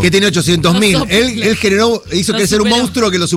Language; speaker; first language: Spanish; native; Spanish